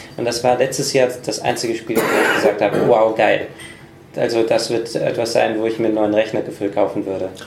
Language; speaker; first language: German; native; German